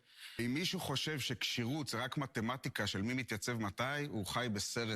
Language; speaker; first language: Hebrew; native; Hebrew